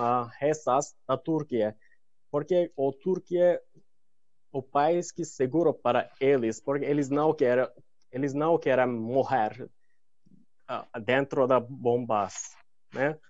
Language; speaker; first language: Portuguese; non-native, learner; Turkish